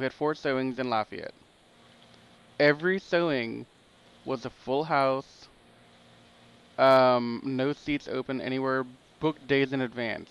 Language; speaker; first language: English; native; English